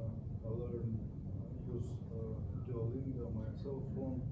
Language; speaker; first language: English; non-native, learner; Russian